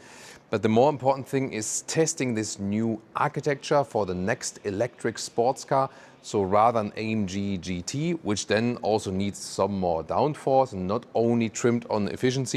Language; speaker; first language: English; non-native, fluent; German